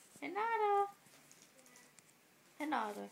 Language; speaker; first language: English; native; English